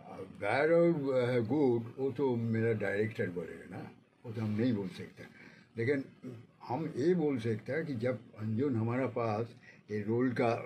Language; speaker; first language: Hindi; non-native, local second language; Bangla